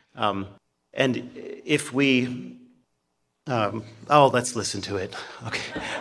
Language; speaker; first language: English; native; English